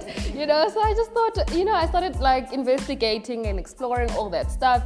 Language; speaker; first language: English; non-native, local second language; Zulu